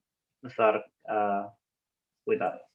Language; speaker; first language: Spanish; non-native, learner; English